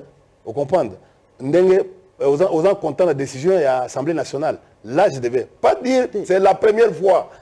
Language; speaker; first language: French; non-native, local second language; Lingala